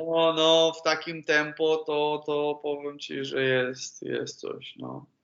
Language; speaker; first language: Polish; non-native, learner; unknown